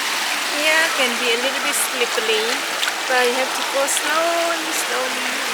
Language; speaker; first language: English; non-native, learner; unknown